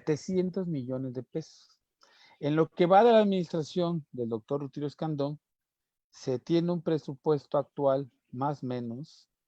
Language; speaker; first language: Spanish; native; Spanish